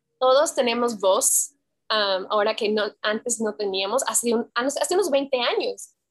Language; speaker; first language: Spanish; non-native, fluent; English